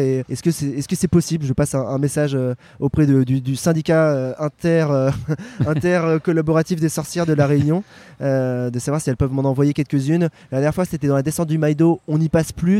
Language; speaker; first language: French; native; French